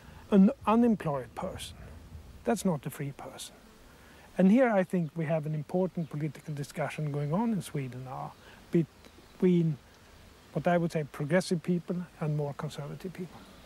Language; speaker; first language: English; non-native, fluent; Swedish